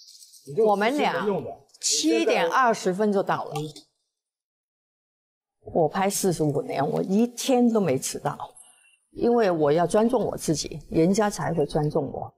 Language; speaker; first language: Chinese; non-native, local second language; Cantonese